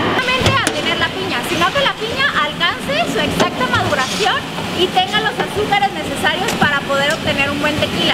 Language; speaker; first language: Spanish; native; Spanish